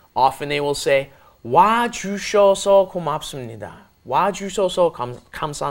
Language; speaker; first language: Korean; non-native, fluent; English